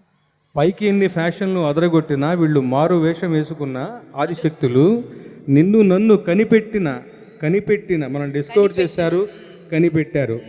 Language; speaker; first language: Telugu; native; Telugu